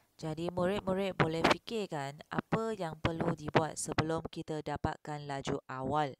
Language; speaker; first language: Malay; non-native, local second language; Chinese